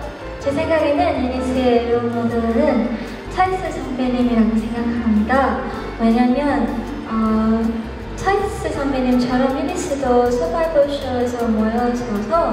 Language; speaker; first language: Korean; non-native, learner; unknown